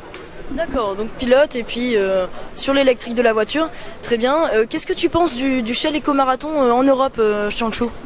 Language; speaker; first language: French; native; French